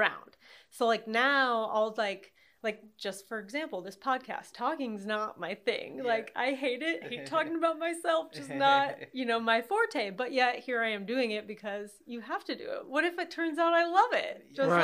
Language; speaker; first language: English; native; English